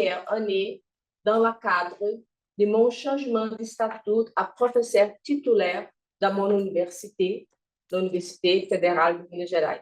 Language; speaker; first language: French; non-native, fluent; Portuguese